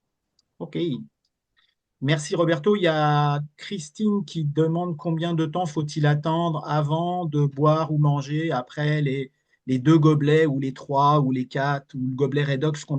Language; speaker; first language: French; native; French